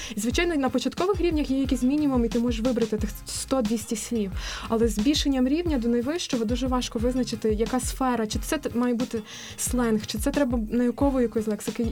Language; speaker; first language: Ukrainian; native; Ukrainian